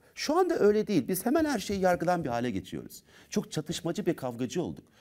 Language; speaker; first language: Turkish; native; Turkish